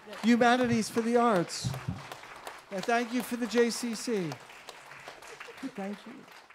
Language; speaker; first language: English; native; English